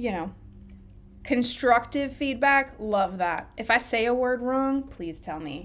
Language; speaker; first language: English; native; English